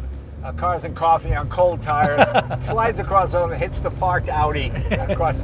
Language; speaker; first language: English; native; English